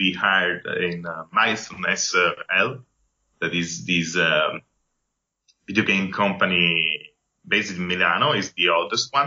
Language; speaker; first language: English; non-native, fluent; Italian